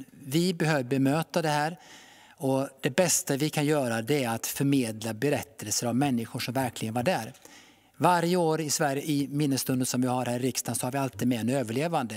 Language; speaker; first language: Swedish; native; Swedish